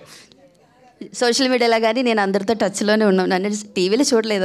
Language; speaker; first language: Telugu; non-native, fluent; Malayalam